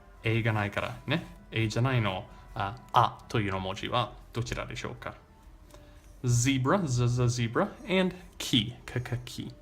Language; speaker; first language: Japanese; non-native, learner; English